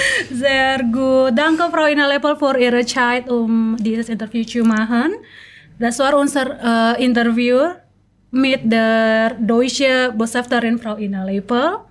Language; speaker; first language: German; non-native, learner; Indonesian